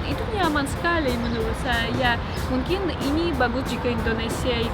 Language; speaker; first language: Indonesian; non-native, fluent; Russian